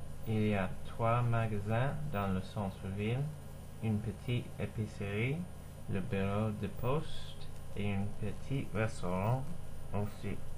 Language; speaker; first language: French; non-native, learner; English